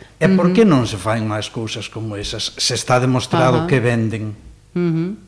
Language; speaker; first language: Galician; native; Galician